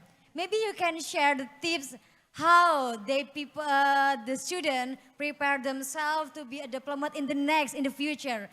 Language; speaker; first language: English; non-native, fluent; Indonesian